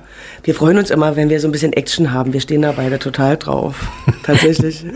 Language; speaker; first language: German; native; German